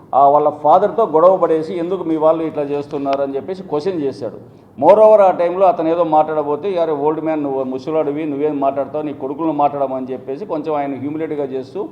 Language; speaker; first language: Telugu; native; Telugu